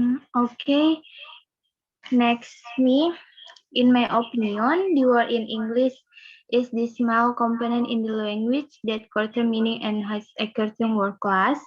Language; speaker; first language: English; non-native, learner; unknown